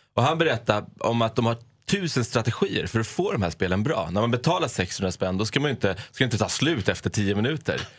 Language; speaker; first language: Swedish; non-native, fluent; Persian